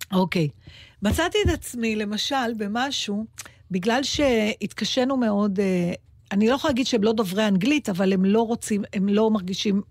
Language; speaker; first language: Hebrew; native; Hebrew